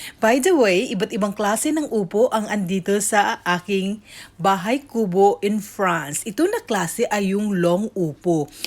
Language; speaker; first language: Filipino; native; Filipino